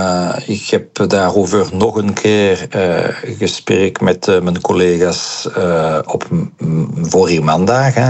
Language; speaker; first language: Dutch; non-native, local second language; French